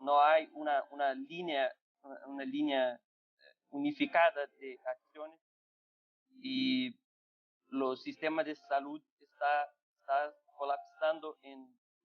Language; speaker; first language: Spanish; non-native, fluent; Portuguese